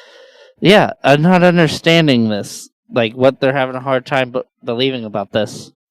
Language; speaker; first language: English; native; English